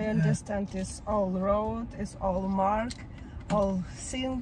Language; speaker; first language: English; non-native, learner; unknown